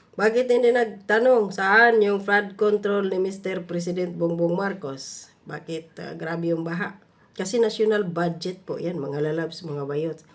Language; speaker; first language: Filipino; non-native, local second language; Cebuano